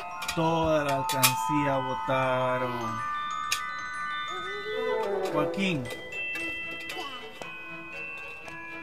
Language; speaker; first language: Spanish; native; Spanish